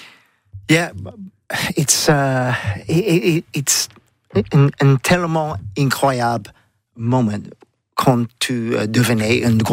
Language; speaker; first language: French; non-native, learner; English